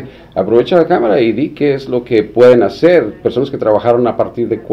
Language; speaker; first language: Spanish; native; Spanish